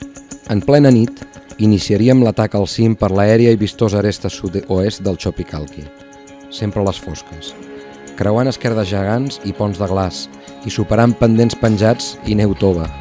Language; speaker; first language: Catalan; native; Catalan